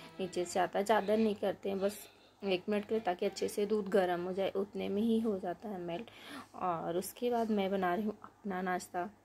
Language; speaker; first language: Hindi; native; Hindi